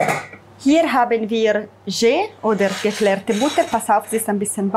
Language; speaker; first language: German; non-native, fluent; Italian